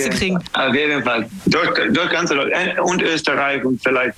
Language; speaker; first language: German; non-native, learner; English